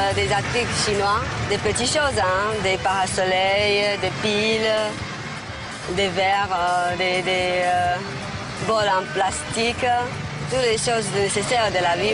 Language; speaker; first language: French; non-native, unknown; Chinese